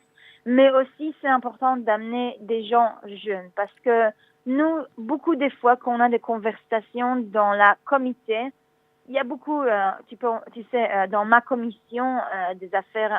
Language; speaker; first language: French; non-native, learner; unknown